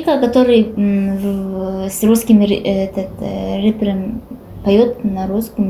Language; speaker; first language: Russian; non-native, learner; Japanese